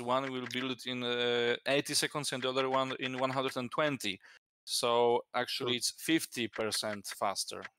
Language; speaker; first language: English; non-native, fluent; Polish